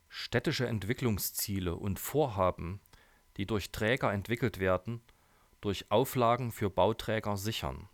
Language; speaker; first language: German; native; German